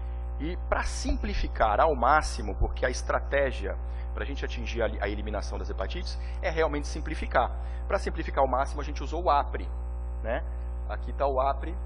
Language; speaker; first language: Portuguese; native; Portuguese